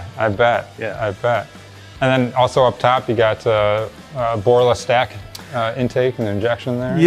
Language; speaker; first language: English; native; English